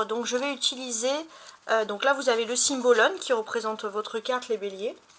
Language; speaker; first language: French; native; French